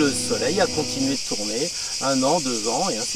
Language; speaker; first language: French; native; French